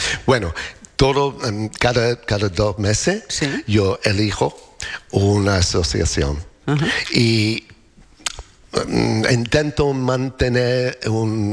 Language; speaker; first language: Spanish; non-native, learner; English